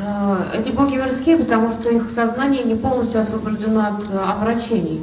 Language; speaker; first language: Russian; native; Russian